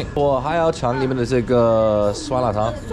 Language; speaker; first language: Chinese; non-native, learner; English